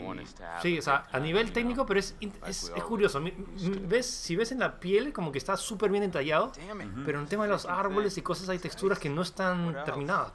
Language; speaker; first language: Spanish; native; Spanish